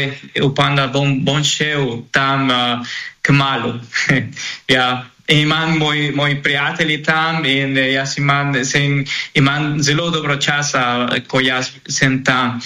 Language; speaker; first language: Slovenian; non-native, learner; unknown